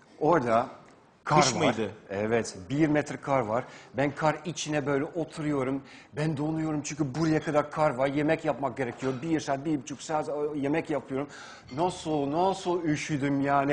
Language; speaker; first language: Turkish; non-native, fluent; Dutch